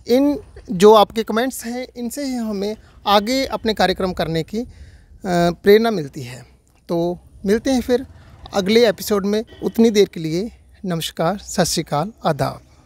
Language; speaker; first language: Hindi; non-native, local second language; Punjabi